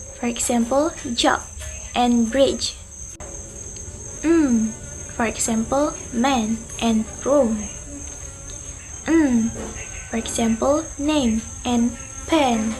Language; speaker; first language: English; non-native, learner; Indonesian